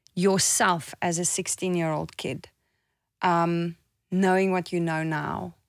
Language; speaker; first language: English; non-native, local second language; Afrikaans